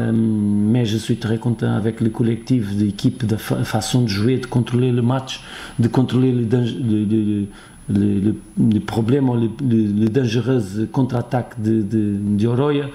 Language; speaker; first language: French; non-native, fluent; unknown